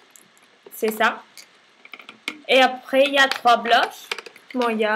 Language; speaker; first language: French; non-native, learner; Spanish